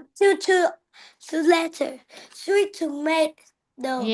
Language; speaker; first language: English; non-native, learner; Vietnamese